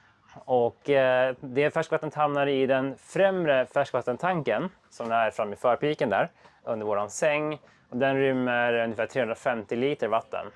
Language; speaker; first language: Swedish; native; Swedish